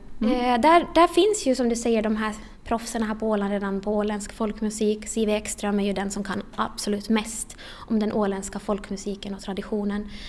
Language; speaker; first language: Swedish; native; Swedish